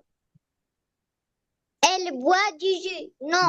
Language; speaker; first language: French; non-native, learner; Arabic